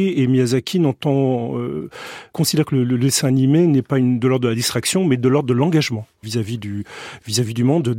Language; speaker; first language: French; native; French